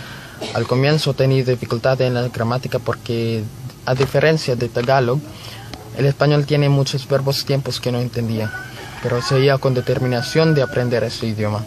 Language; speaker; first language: Spanish; non-native, fluent; Filipino